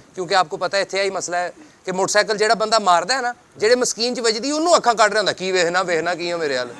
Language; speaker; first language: Urdu; non-native, local second language; Punjabi